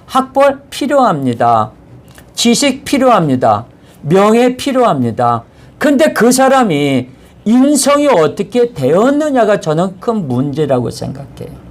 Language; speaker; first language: Korean; native; Korean